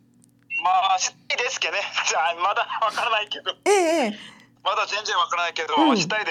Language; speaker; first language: Japanese; non-native, learner; Korean